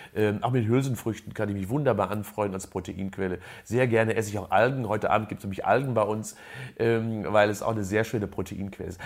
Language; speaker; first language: German; native; German